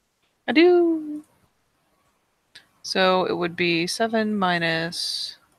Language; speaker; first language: English; native; English